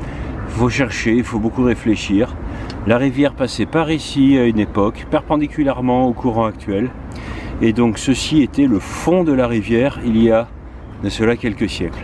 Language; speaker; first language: French; native; French